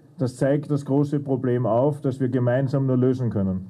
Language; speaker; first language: German; native; German